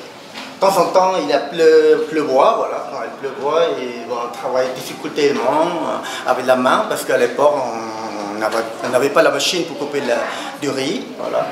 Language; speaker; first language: French; non-native, learner; Khmer